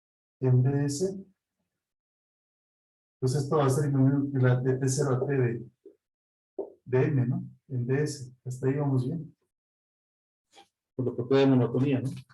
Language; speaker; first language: Spanish; native; Spanish